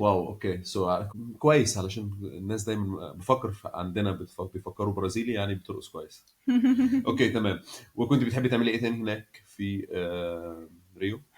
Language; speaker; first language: Arabic; native; Arabic